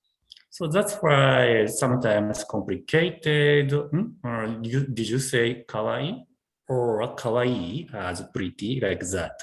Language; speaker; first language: English; non-native, learner; Japanese